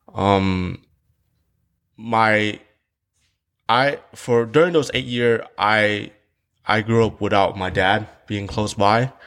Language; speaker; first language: English; early bilingual, other home language; Vietnamese